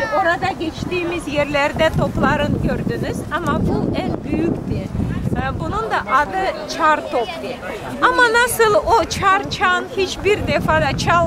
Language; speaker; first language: Turkish; non-native, fluent; Russian